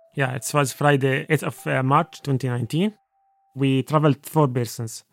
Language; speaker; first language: English; non-native, fluent; Arabic